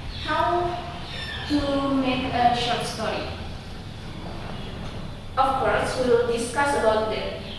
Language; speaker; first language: English; non-native, learner; Indonesian